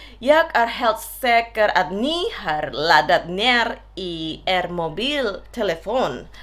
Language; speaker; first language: Swedish; non-native, learner; Indonesian